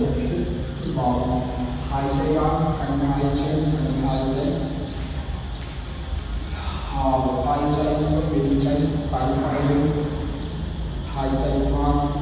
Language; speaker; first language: Vietnamese; non-native, learner; Hindi